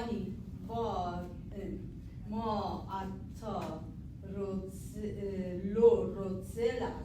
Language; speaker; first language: Hebrew; non-native, learner; English